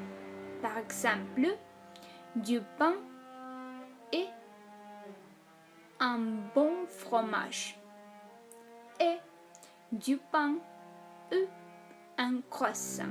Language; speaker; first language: French; non-native, fluent; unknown